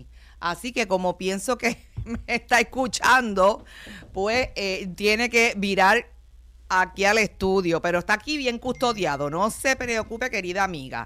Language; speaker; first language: Spanish; native; Spanish